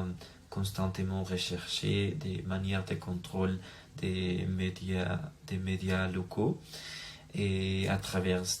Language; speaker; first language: French; non-native, learner; Spanish